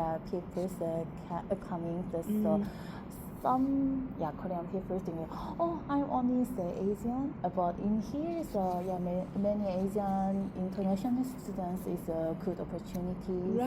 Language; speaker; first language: English; non-native, learner; Korean